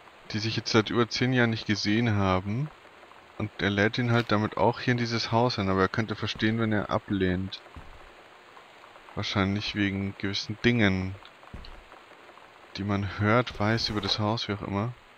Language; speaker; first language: German; native; German